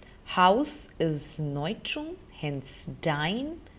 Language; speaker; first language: German; non-native, fluent; Hindi